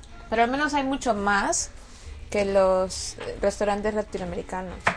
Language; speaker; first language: Spanish; native; Spanish